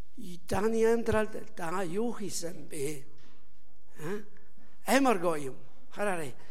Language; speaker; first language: Mongolian; non-native, learner; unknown